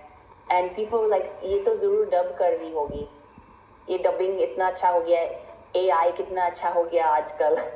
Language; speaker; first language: Hindi; non-native, fluent; English